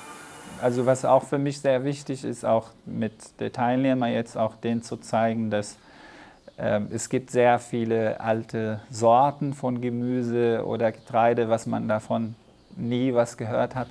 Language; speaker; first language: German; non-native, fluent; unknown